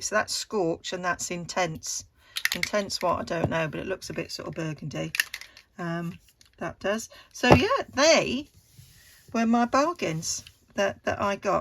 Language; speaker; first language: English; native; English